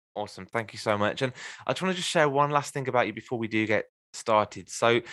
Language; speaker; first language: English; native; English